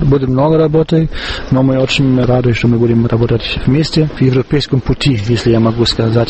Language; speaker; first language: Russian; non-native, fluent; German